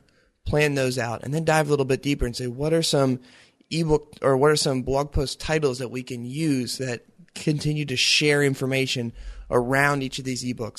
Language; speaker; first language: English; native; English